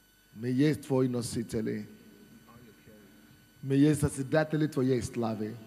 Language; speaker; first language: Russian; non-native, fluent; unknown